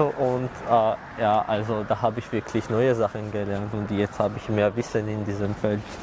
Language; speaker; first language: German; non-native, fluent; Georgian